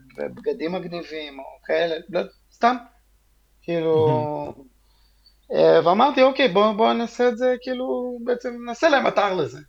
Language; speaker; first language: Hebrew; native; Hebrew